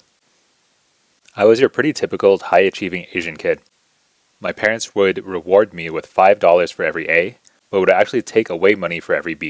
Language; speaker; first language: English; native; English